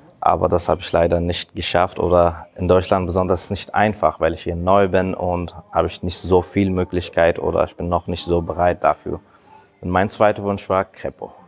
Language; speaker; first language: German; non-native, fluent; Persian